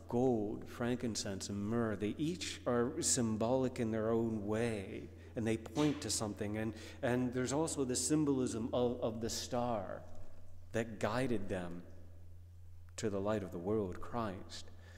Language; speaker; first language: English; native; English